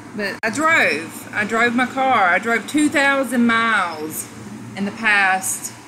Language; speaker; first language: English; native; English